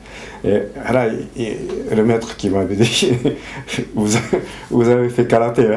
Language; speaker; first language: French; non-native, fluent; Japanese